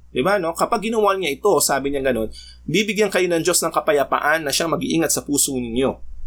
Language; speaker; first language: Filipino; native; Filipino